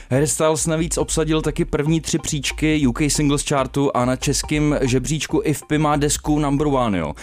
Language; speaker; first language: Czech; native; Czech